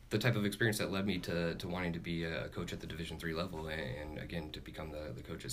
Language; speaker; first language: English; native; English